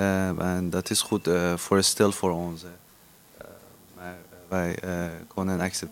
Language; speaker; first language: Dutch; non-native, learner; Persian